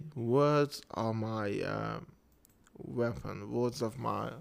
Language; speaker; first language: English; non-native, fluent; Persian